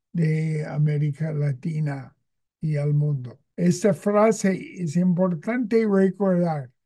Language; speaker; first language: Spanish; non-native, fluent; English